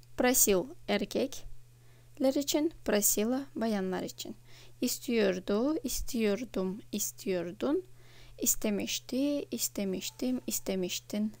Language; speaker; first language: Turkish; non-native, fluent; Russian